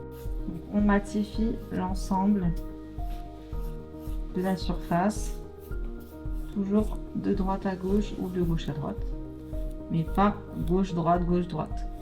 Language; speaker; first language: French; native; French